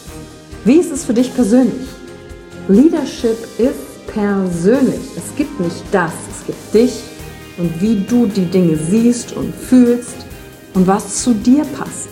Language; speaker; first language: German; native; German